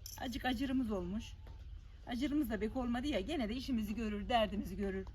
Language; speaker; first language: Turkish; native; Turkish